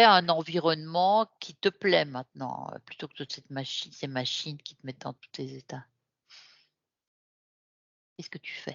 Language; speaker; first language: French; native; French